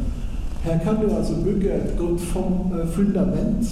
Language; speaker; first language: Norwegian; non-native, fluent; German